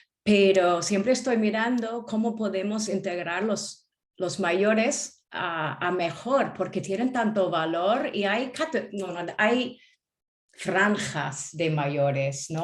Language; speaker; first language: Spanish; non-native, fluent; English